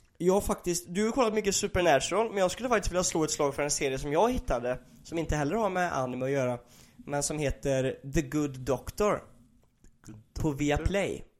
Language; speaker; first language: Swedish; native; Swedish